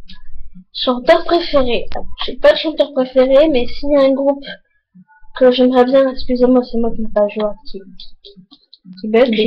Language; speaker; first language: French; native; French